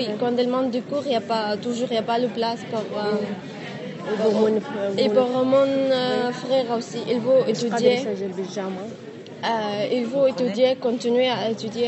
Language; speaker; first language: French; non-native, learner; Arabic